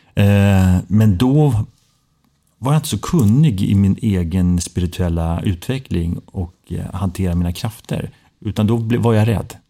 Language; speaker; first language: Swedish; native; Swedish